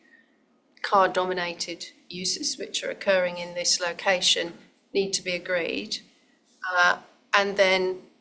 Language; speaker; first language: English; native; English